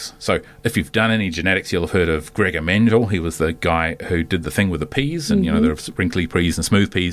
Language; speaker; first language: English; native; English